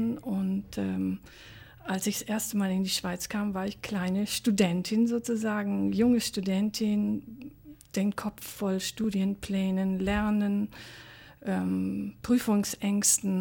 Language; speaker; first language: German; native; German